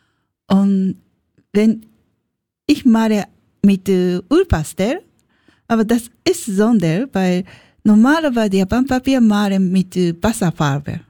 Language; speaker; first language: German; non-native, learner; Japanese